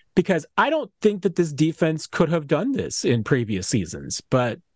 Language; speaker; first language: English; native; English